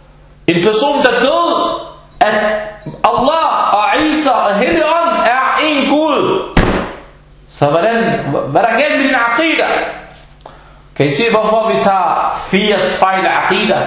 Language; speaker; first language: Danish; non-native, fluent; Arabic